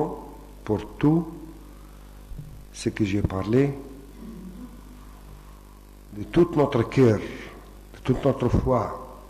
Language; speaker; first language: French; non-native, fluent; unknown